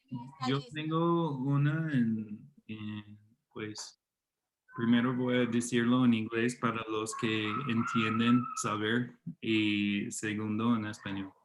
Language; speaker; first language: Spanish; non-native, fluent; English